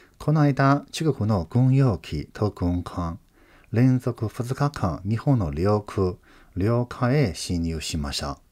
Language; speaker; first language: Japanese; non-native, fluent; Chinese